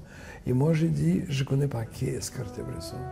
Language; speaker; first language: French; non-native, fluent; Russian